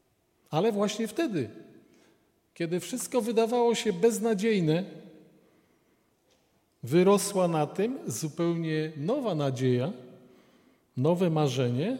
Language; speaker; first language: Polish; native; Polish